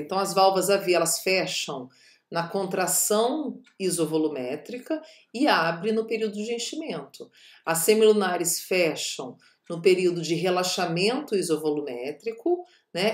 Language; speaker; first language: Portuguese; native; Portuguese